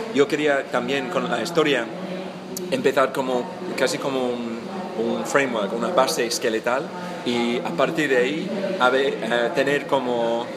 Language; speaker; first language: Spanish; non-native, fluent; English